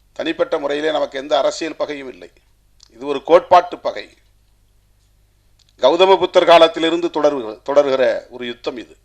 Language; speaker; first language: Tamil; native; Tamil